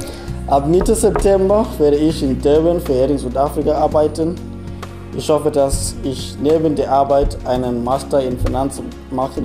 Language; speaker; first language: German; non-native, learner; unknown